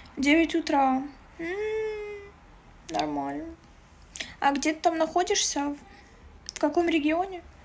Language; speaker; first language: Russian; non-native, local second language; Ukrainian